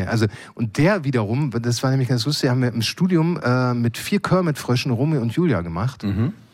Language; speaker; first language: German; native; German